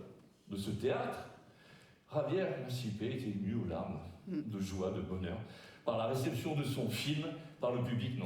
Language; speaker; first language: French; native; French